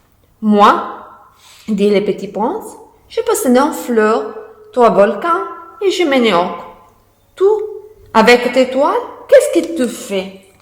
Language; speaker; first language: French; non-native, learner; Italian